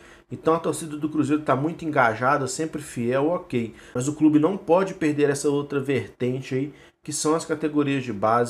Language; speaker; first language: Portuguese; native; Portuguese